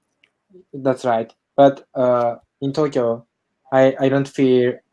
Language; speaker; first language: English; non-native, learner; Japanese